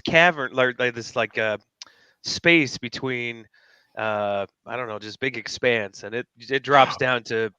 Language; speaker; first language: English; native; English